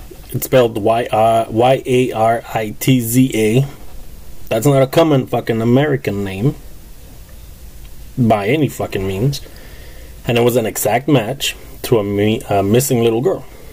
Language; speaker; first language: English; early bilingual, other home language; Spanish